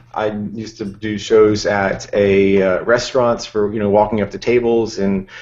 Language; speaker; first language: English; native; English